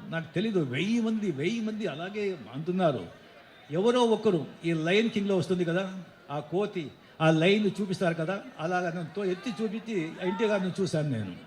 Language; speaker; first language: Telugu; non-native, fluent; Marathi